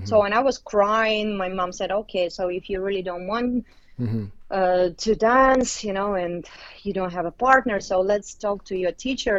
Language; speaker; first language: English; non-native, fluent; Uzbek